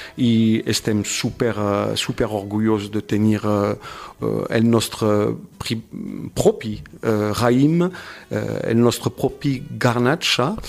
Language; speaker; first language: Catalan; non-native, fluent; French